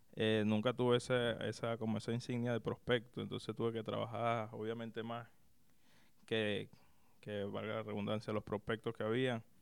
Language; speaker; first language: Spanish; native; Spanish